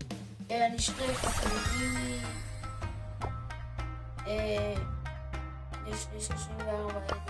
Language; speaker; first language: Hebrew; native; Hebrew